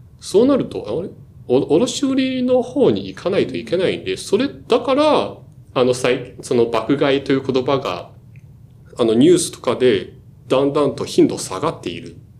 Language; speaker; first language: Japanese; non-native, fluent; Chinese